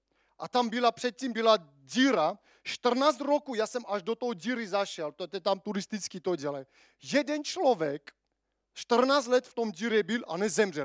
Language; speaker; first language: Czech; non-native, fluent; Armenian